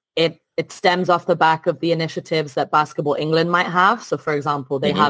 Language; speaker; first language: English; non-native, fluent; Italian